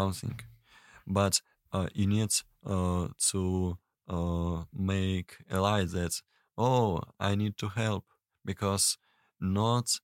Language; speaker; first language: English; non-native, learner; Russian